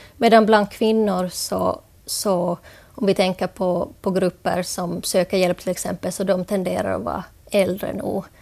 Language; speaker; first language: Swedish; native; Swedish